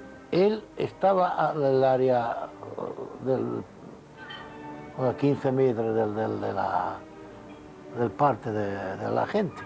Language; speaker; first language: Spanish; non-native, fluent; Hungarian